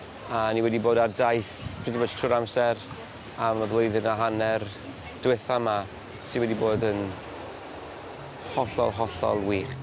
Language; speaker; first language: Welsh; native; Welsh